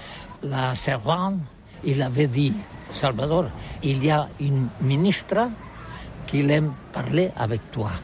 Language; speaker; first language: French; non-native, learner; Catalan